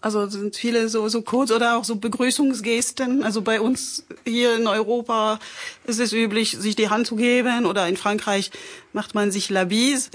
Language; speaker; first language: German; non-native, fluent; French